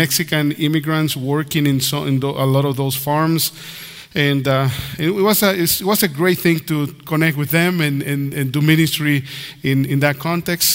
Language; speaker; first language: English; non-native, fluent; Spanish